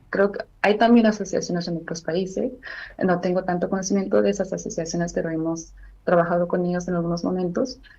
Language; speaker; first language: Spanish; non-native, fluent; Armenian